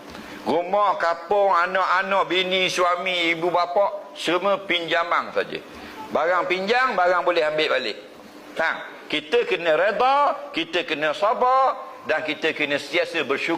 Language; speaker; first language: Malay; native; Malay